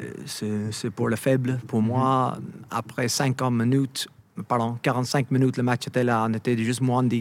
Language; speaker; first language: French; non-native, fluent; English